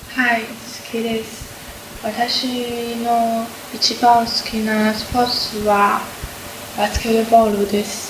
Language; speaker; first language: Japanese; non-native, learner; Chinese